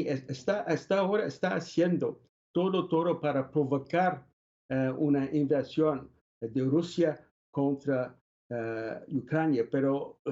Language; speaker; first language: Spanish; non-native, fluent; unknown